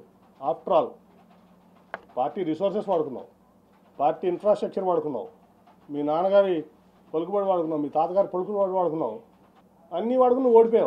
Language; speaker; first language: Telugu; native; Telugu